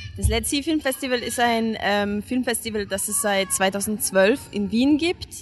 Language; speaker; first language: German; non-native, fluent; Hungarian